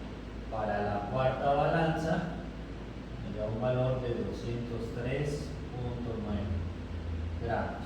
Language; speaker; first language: Spanish; native; Spanish